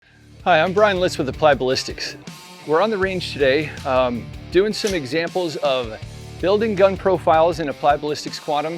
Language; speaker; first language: English; native; English